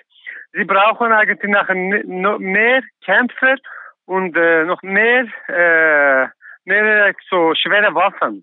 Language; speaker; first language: German; non-native, learner; Kurdish